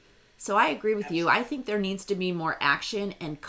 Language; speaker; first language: English; native; English